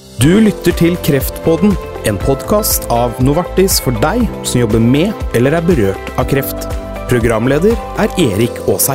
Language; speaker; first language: Norwegian; native; Norwegian